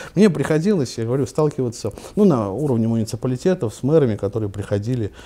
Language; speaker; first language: Russian; native; Russian